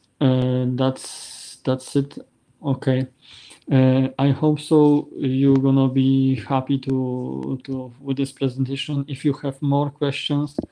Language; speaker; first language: English; non-native, learner; Polish